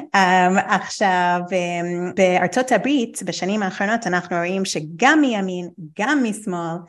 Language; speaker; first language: Hebrew; non-native, fluent; English